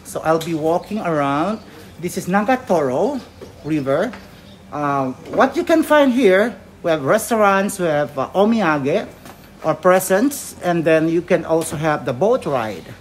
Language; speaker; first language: English; non-native, local second language; Filipino